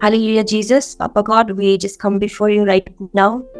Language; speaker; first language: English; non-native, local second language; Assamese